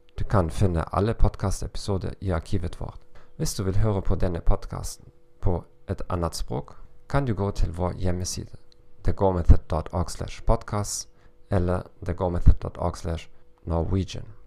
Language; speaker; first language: Norwegian; non-native, learner; German